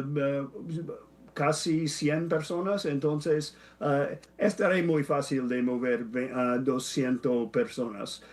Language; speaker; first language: Spanish; non-native, fluent; English